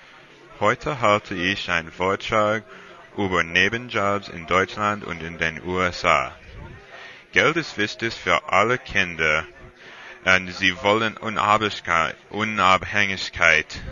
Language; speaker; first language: German; non-native, learner; English